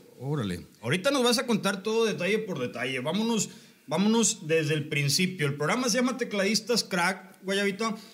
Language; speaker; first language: Spanish; native; Spanish